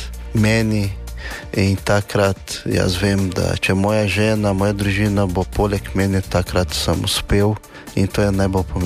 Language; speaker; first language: Slovenian; non-native, learner; Portuguese